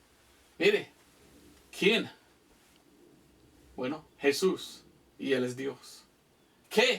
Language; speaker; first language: Spanish; non-native, fluent; English